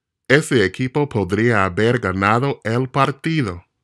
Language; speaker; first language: Spanish; non-native, fluent; English